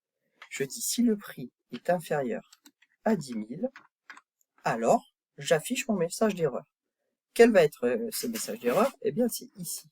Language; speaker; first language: French; native; French